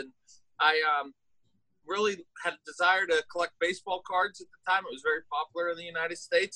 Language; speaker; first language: English; native; English